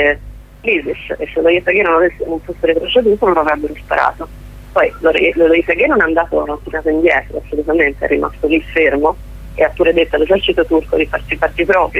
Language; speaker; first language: Italian; native; Italian